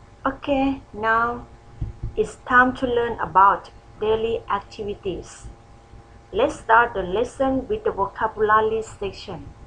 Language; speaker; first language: English; non-native, fluent; Thai